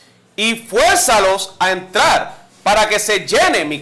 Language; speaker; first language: Spanish; native; Spanish